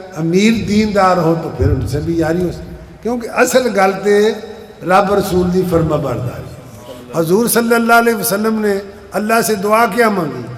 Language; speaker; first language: Urdu; non-native, local second language; Punjabi